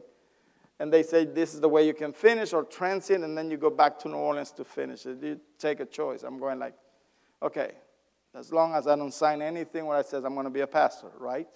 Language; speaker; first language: English; non-native, fluent; Spanish